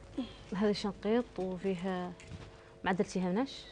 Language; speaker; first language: Arabic; native; Arabic